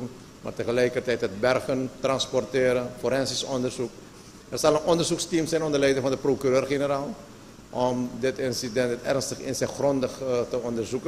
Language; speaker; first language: Dutch; native; Dutch